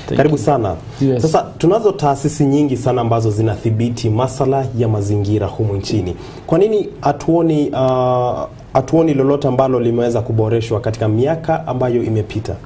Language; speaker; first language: Swahili; native; Swahili